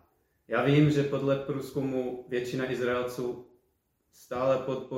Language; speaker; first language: Czech; non-native, fluent; English